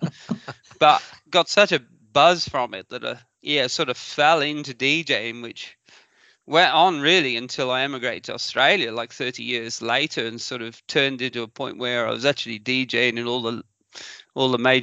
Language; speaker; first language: English; native; English